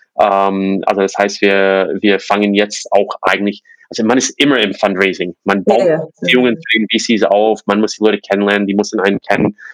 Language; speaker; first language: German; non-native, fluent; English